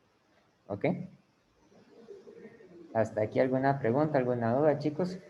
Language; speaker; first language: Spanish; native; Spanish